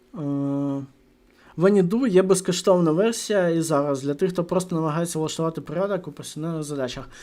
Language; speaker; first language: Ukrainian; non-native, local second language; Russian